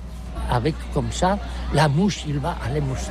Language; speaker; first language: French; non-native, learner; Catalan